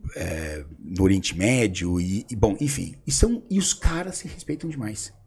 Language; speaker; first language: Portuguese; native; Portuguese